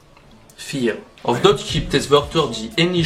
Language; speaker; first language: German; non-native, learner; French